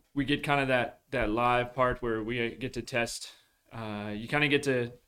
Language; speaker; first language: English; native; English